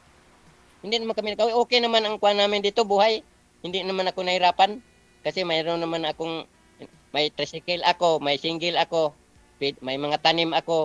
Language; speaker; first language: Filipino; non-native, local second language; Cebuano